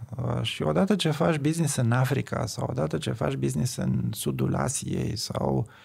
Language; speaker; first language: Romanian; native; Romanian